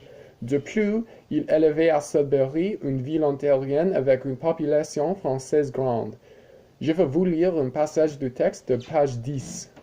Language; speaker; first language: French; non-native, learner; English